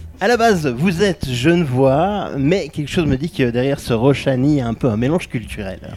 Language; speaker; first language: French; native; French